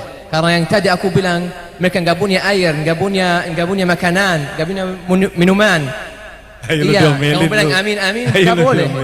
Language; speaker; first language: Indonesian; non-native, fluent; Arabic